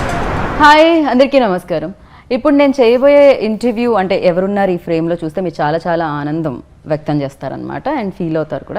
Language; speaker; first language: Telugu; native; Telugu